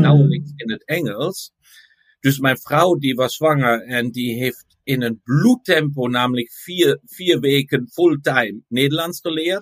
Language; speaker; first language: Dutch; non-native, fluent; German